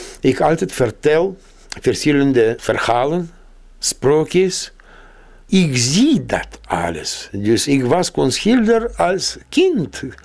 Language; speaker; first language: Dutch; non-native, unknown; Russian